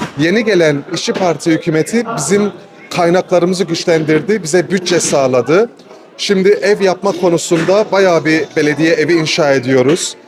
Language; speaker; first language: Turkish; early bilingual, other home language; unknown